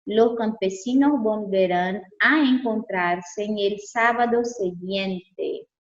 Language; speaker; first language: Spanish; non-native, fluent; Portuguese